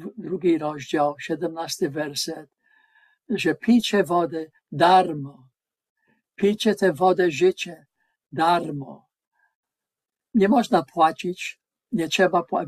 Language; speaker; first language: Polish; non-native, learner; English